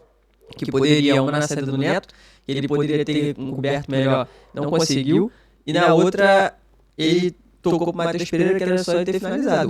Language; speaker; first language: Portuguese; native; Portuguese